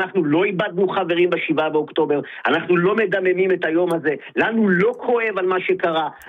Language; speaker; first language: Hebrew; native; Hebrew